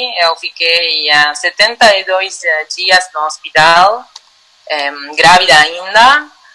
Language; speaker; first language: Portuguese; non-native, learner; Spanish